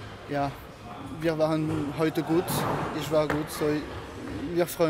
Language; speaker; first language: German; non-native, learner; French